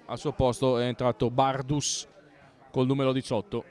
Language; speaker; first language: Italian; native; Italian